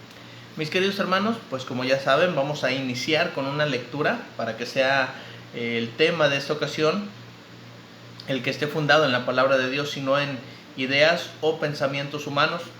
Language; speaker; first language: Spanish; native; Spanish